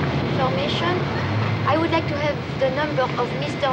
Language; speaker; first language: English; non-native, fluent; French